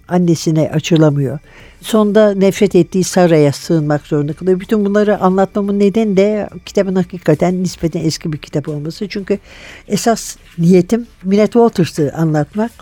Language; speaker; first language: Turkish; native; Turkish